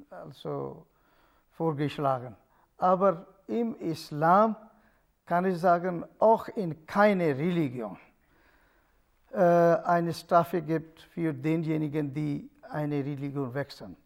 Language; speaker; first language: German; non-native, learner; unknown